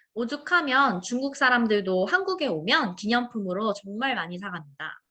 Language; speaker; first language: Korean; native; Korean